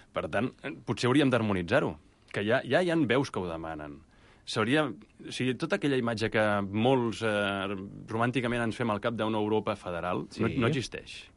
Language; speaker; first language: Catalan; native; Catalan